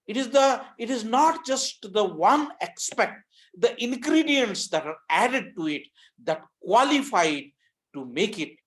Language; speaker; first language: English; non-native, local second language; Hindi